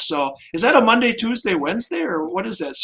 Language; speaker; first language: English; native; English